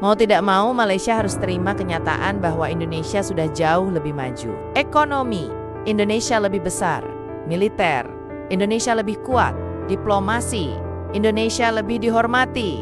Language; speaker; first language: Indonesian; native; Indonesian